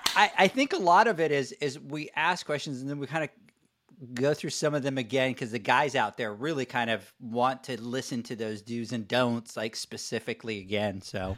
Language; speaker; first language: English; non-native, fluent; Spanish